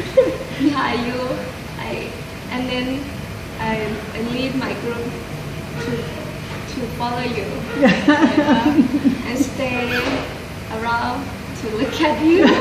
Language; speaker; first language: English; non-native, learner; Thai